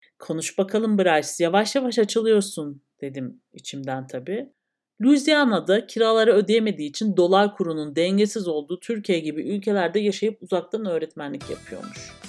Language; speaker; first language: Turkish; native; Turkish